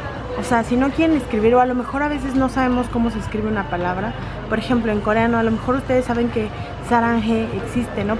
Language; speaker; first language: Spanish; native; Spanish